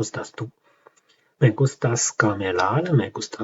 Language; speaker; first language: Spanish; non-native, learner; Chinese